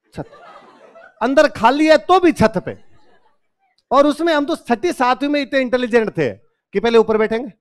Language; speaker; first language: Hindi; native; Hindi